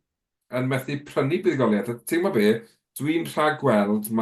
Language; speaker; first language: Welsh; native; Welsh